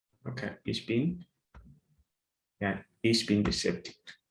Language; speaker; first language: German; non-native, fluent; English